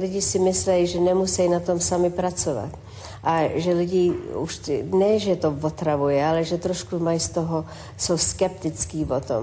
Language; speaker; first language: Czech; early bilingual, heritage; Czech